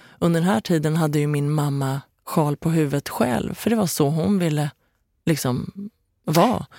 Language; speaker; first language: Swedish; early bilingual, other home language; Persian